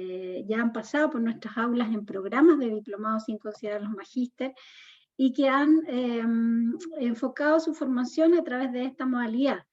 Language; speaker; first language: Spanish; native; Spanish